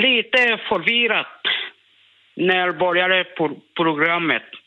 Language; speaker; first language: Swedish; non-native, learner; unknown